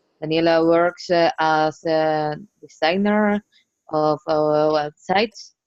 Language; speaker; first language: English; non-native, learner; Spanish